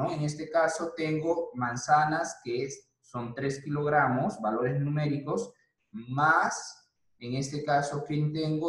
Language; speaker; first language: Spanish; native; Spanish